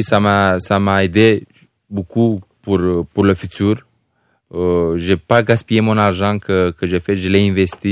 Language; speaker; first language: French; non-native, fluent; Romanian